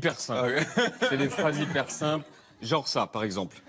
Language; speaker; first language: French; native; French